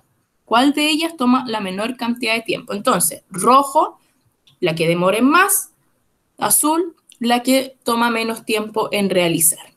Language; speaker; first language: Spanish; native; Spanish